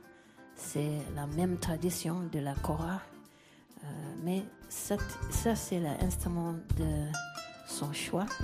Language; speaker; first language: French; non-native, learner; English